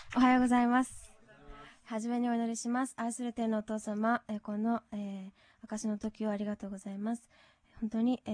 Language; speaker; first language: Japanese; native; Japanese